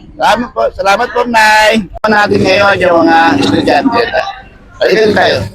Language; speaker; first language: Filipino; native; Filipino